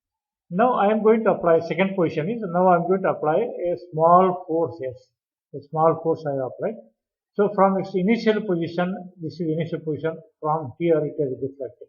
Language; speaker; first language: English; non-native, local second language; Kannada